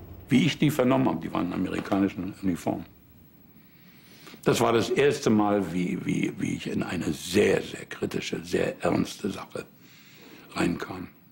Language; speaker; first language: German; native; German